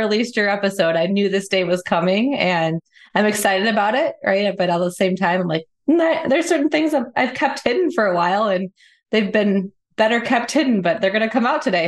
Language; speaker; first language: English; native; English